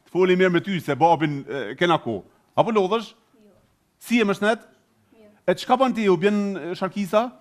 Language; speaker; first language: Albanian; native; Albanian